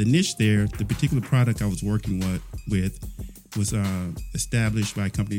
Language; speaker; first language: English; native; English